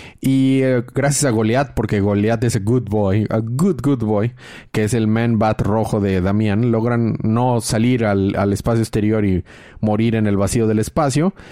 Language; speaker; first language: Spanish; native; Spanish